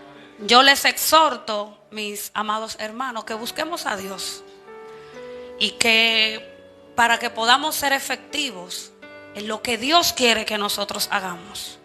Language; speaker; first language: Spanish; native; Spanish